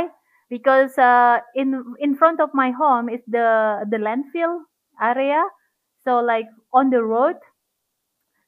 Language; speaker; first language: English; non-native, fluent; Indonesian